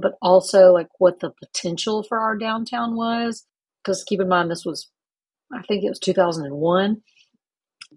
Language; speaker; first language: English; native; English